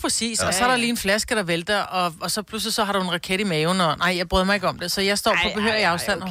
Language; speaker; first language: Danish; native; Danish